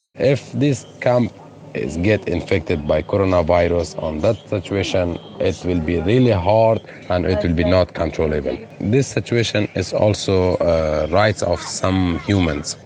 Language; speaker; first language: English; non-native, fluent; Persian